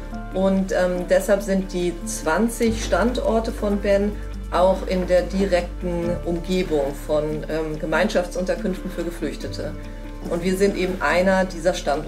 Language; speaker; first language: German; native; German